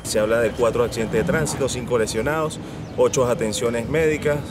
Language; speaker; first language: Spanish; native; Spanish